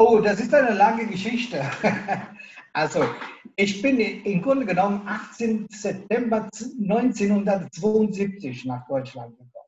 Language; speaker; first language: German; non-native, local second language; Italian